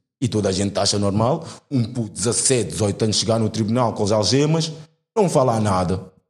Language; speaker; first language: Portuguese; native; Portuguese